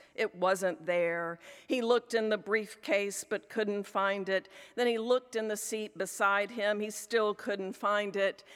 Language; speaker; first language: English; native; English